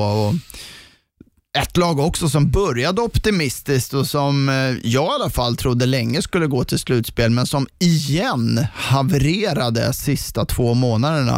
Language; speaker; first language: Swedish; native; Swedish